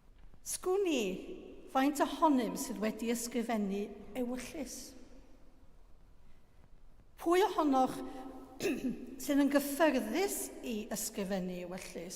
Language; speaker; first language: Welsh; native; Welsh